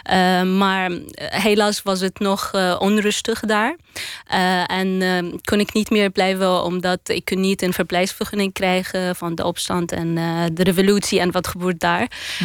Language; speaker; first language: Dutch; non-native, learner; Arabic